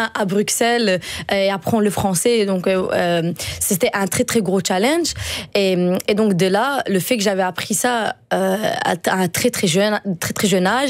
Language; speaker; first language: French; non-native, fluent; Dutch